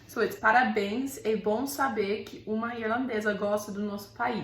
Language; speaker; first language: Portuguese; non-native, fluent; English